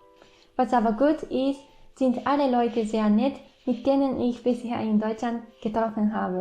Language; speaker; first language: German; non-native, fluent; Japanese